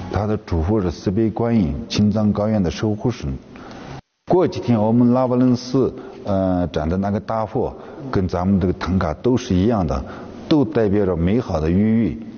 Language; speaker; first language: Chinese; non-native, local second language; Tibetan